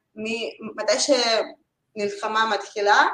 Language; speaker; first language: Hebrew; non-native, learner; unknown